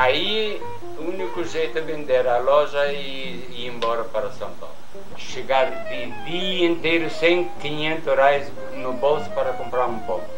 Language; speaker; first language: Portuguese; non-native, fluent; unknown